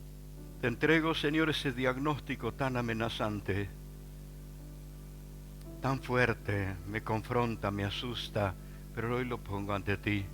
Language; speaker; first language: Spanish; native; Spanish